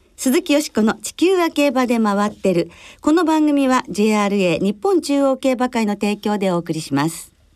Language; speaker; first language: Japanese; native; Japanese